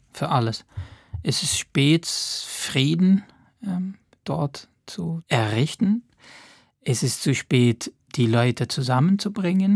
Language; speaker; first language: German; non-native, fluent; Arabic